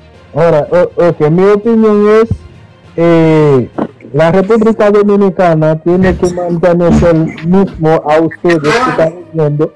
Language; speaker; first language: Spanish; non-native, fluent; Haitian Creole